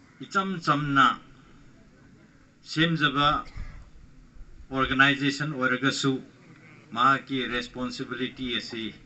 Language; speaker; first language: Manipuri; non-native, local second language; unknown